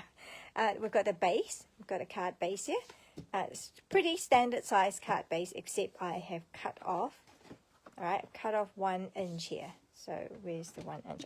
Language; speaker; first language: English; native; English